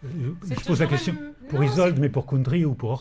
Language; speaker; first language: French; native; French